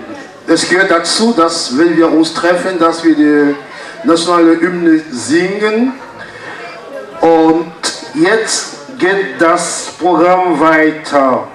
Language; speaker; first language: German; non-native, fluent; French